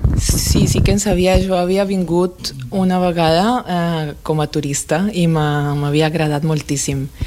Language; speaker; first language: Catalan; non-native, fluent; Spanish